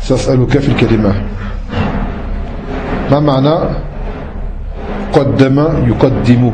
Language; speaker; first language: Arabic; non-native, fluent; French